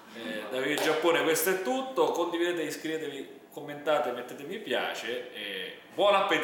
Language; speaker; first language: Italian; native; Italian